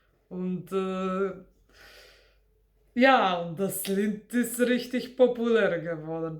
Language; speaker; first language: German; non-native, fluent; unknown